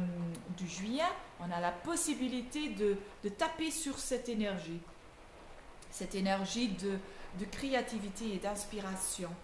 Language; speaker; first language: French; non-native, local second language; Dutch